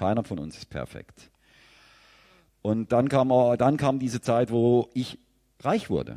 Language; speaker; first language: German; native; German